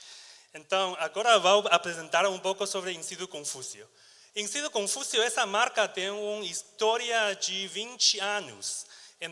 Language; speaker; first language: Portuguese; non-native, learner; Chinese